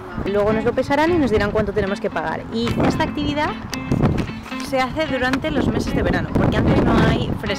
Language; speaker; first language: Spanish; native; Spanish